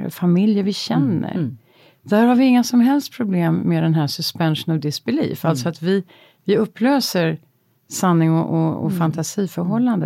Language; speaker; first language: Swedish; native; Swedish